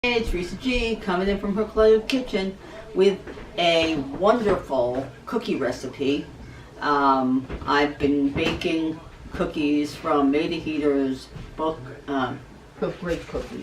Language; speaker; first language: English; native; English